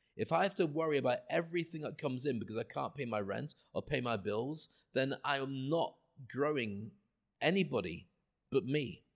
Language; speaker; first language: English; native; English